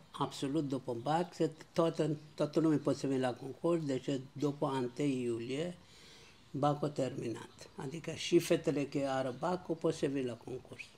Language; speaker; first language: Romanian; non-native, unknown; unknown